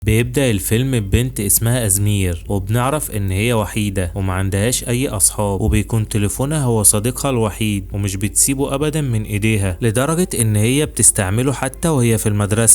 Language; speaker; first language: Arabic; native; Arabic